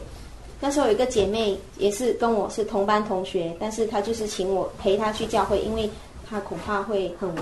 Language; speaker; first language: Chinese; native; Chinese